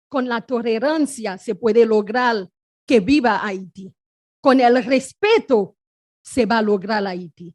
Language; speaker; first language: Spanish; non-native, fluent; Haitian Creole